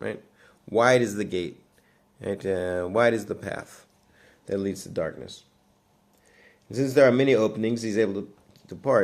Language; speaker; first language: English; native; English